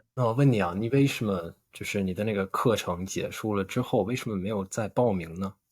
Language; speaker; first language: Chinese; non-native, fluent; English